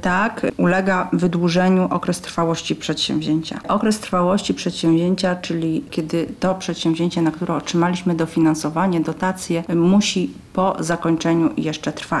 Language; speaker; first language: Polish; native; Polish